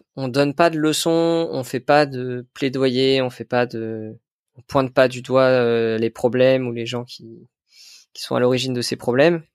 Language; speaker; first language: French; native; French